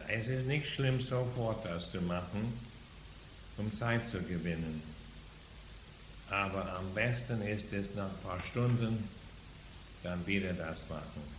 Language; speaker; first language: German; non-native, fluent; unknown